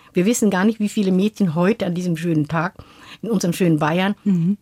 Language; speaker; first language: German; non-native, fluent; Somali